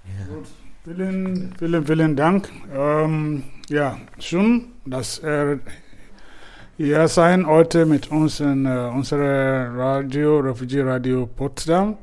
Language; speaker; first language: German; non-native, fluent; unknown